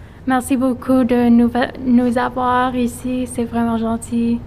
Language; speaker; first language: French; non-native, fluent; English